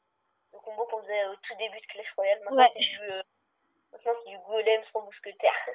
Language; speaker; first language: French; native; French